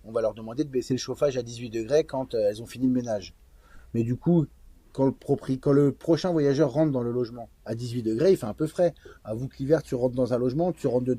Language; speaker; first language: French; native; French